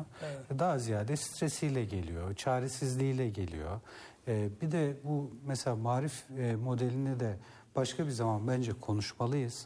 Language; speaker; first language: Turkish; native; Turkish